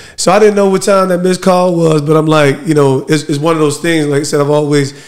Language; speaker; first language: English; native; English